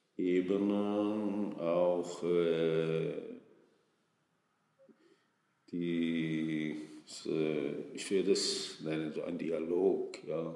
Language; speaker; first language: German; non-native, fluent; Hebrew